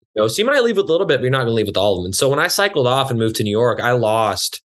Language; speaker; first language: English; native; English